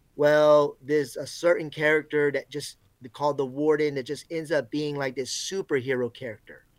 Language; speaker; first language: English; native; English